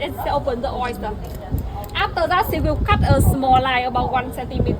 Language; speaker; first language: English; non-native, learner; Vietnamese